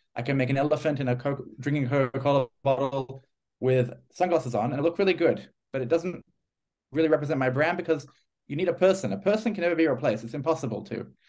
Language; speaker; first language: English; native; English